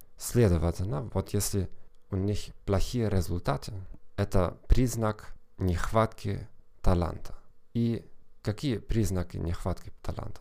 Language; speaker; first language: Russian; non-native, fluent; German